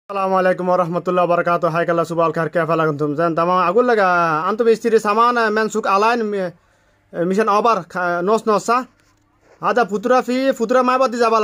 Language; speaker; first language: Arabic; non-native, learner; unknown